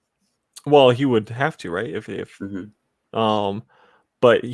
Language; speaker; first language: English; native; English